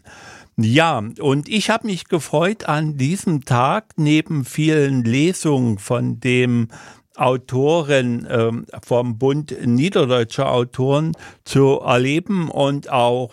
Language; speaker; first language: German; native; German